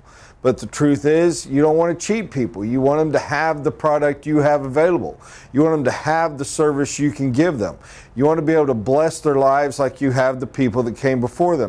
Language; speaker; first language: English; native; English